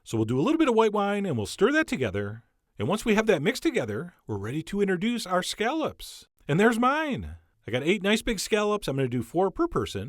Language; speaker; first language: English; native; English